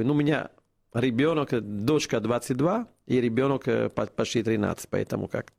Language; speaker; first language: Russian; non-native, fluent; Italian